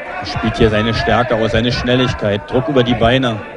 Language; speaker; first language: German; native; German